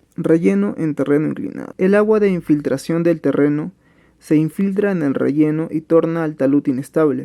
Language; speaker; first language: Spanish; native; Spanish